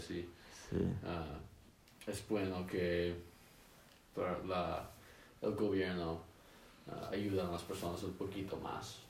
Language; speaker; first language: Spanish; non-native, learner; English